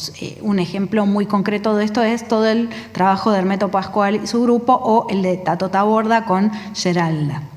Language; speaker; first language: Spanish; native; Spanish